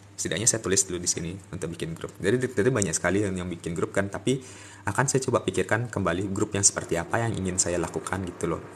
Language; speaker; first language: Indonesian; native; Indonesian